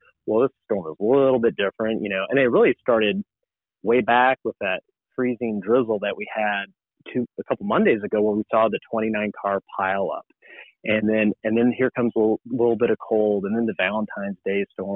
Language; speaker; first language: English; native; English